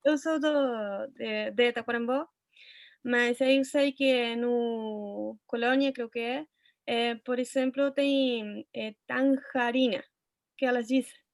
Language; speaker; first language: Portuguese; non-native, learner; Spanish